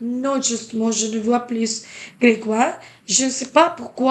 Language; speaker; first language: French; non-native, fluent; Hindi